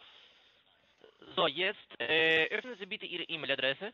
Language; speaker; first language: German; non-native, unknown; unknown